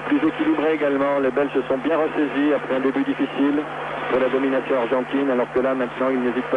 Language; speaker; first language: French; native; French